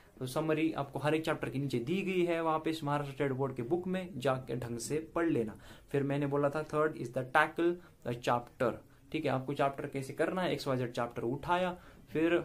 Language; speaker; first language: Hindi; non-native, local second language; Marathi